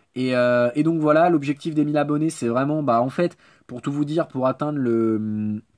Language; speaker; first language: French; native; French